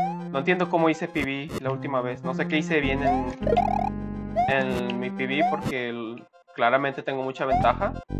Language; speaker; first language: Spanish; native; Spanish